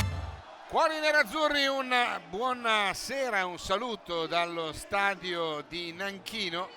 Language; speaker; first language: Italian; native; Italian